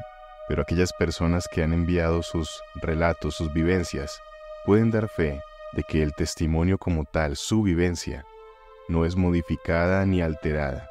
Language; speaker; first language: Spanish; native; Spanish